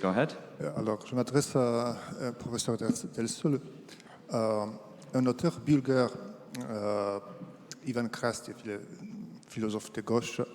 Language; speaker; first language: French; non-native, fluent; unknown